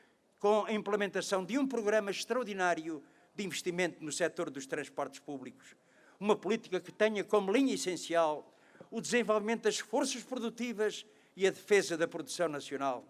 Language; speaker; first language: Portuguese; native; Portuguese